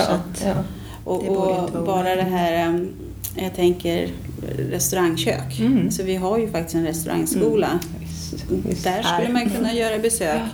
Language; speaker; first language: Swedish; native; Swedish